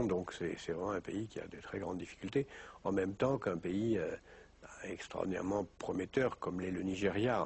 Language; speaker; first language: French; native; French